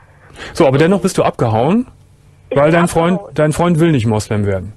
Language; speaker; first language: German; native; German